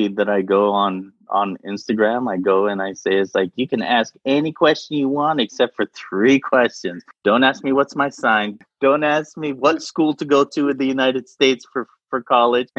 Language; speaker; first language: English; non-native, fluent; Arabic